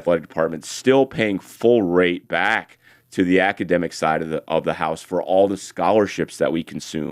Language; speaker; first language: English; native; English